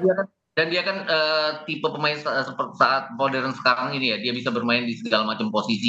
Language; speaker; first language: Indonesian; native; Indonesian